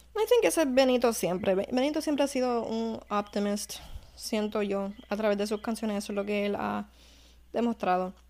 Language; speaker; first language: Spanish; early bilingual, heritage; Spanish